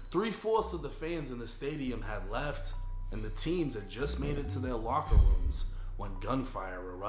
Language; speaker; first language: English; native; English